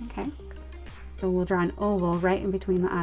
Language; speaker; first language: English; native; English